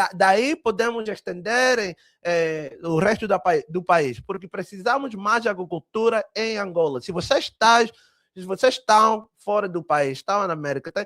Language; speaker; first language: Portuguese; early bilingual, heritage; Portuguese